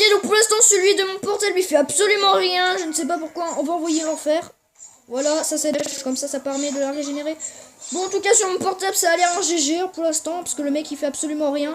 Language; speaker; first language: French; native; French